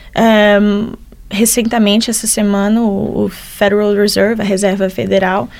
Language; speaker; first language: Portuguese; early bilingual, heritage; Portuguese